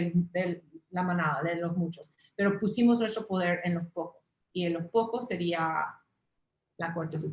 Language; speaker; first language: Spanish; early bilingual, heritage; English